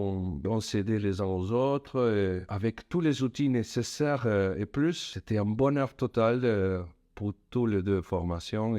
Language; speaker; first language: French; non-native, fluent; Spanish